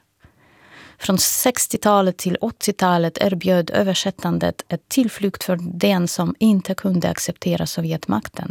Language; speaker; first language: Swedish; non-native, fluent; Russian